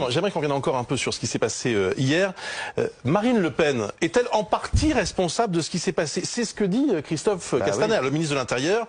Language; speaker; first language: French; native; French